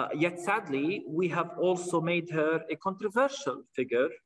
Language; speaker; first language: English; non-native, fluent; Arabic